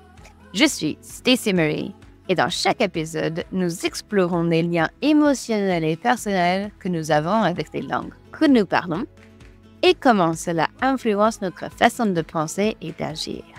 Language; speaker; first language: French; non-native, fluent; English